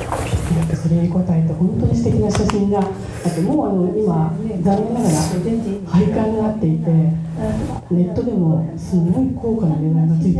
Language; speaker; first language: Japanese; native; Japanese